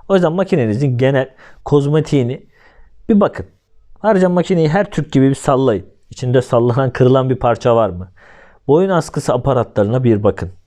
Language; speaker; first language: Turkish; native; Turkish